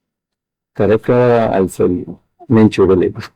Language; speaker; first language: Telugu; non-native, learner; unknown